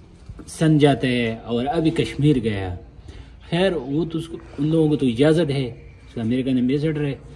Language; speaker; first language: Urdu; non-native, local second language; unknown